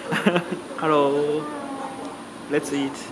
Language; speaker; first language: English; non-native, learner; Japanese